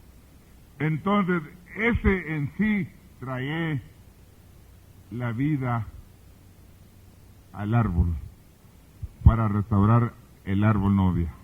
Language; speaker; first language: Spanish; early bilingual, heritage; Spanish